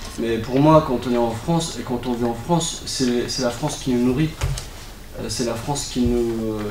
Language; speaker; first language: French; early bilingual, other home language; Turkish